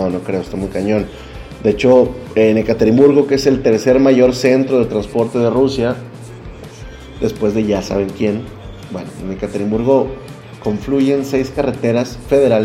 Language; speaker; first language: Spanish; native; Spanish